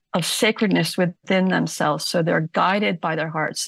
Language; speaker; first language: English; native; English